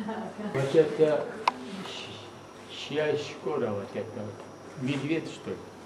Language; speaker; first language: Russian; non-native, local second language; Uyghur